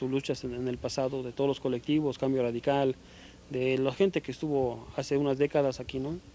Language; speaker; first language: Spanish; native; Spanish